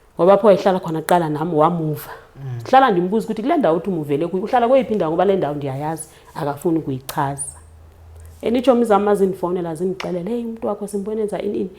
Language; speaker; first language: Zulu; non-native, local second language; Xhosa